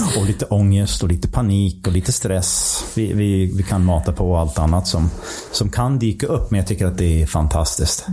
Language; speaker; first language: Swedish; non-native, fluent; English